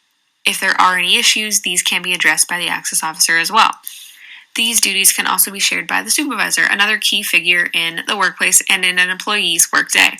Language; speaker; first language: English; native; English